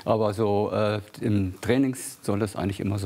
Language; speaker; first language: German; native; German